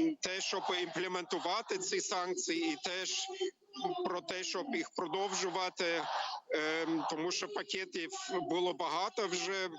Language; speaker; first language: Ukrainian; non-native, learner; German